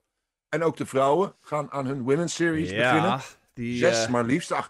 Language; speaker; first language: Dutch; native; Dutch